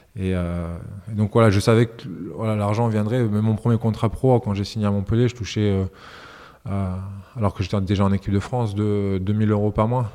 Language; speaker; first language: French; early bilingual, other home language; Serbian